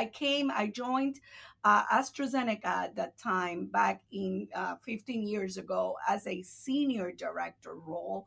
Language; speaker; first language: English; non-native, fluent; Spanish